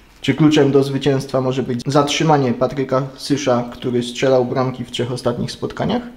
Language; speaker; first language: Polish; native; Polish